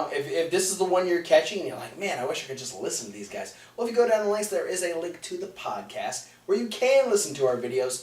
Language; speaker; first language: English; native; English